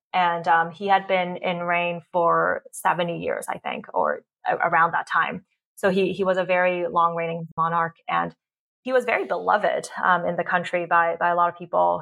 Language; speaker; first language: English; early bilingual, other home language; Cantonese